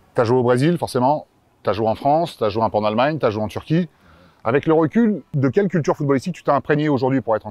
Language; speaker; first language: French; native; French